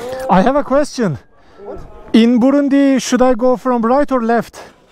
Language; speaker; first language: English; non-native, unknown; Turkish